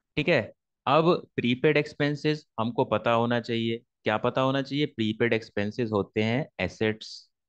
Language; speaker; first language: Hindi; native; Hindi